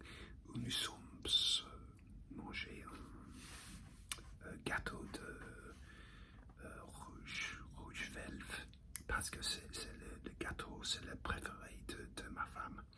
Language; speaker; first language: French; non-native, learner; English